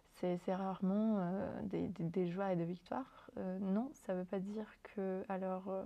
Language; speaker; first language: French; non-native, fluent; Spanish